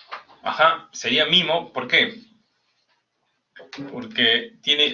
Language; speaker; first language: Spanish; native; Spanish